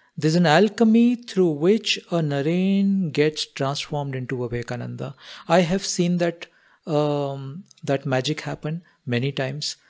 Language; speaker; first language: English; non-native, local second language; Hindi